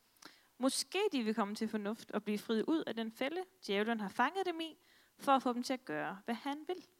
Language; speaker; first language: Danish; native; Danish